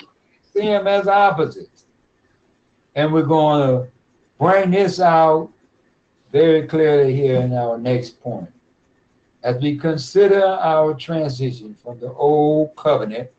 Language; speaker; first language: English; native; English